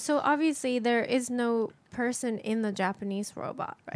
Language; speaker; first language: English; non-native, fluent; Japanese